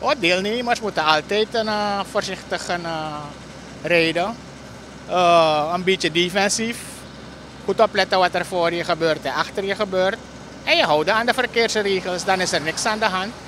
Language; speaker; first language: Dutch; native; Dutch